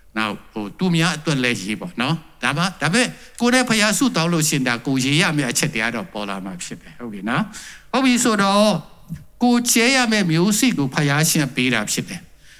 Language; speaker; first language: Burmese; non-native, local second language; Tedim Chin